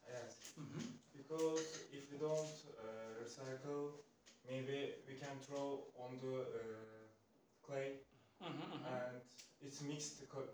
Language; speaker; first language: English; non-native, learner; Turkish